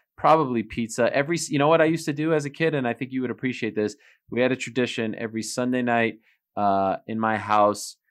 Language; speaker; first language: English; non-native, fluent; French